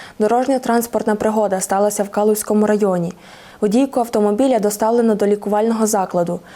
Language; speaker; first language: Ukrainian; native; Ukrainian